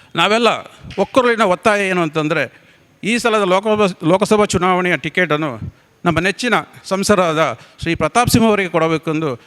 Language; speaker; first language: Kannada; non-native, local second language; Kodava